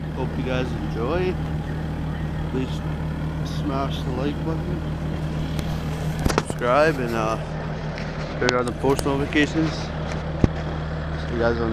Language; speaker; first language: English; native; English